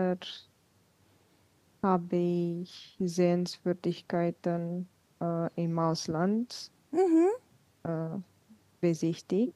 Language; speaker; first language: German; non-native, learner; Romanian